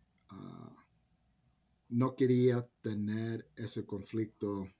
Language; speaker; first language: Spanish; early bilingual, heritage; Spanish